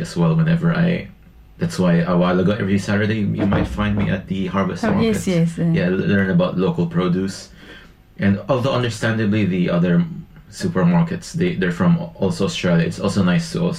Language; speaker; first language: English; non-native, local second language; Filipino